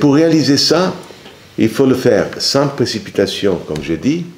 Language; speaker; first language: French; non-native, fluent; Italian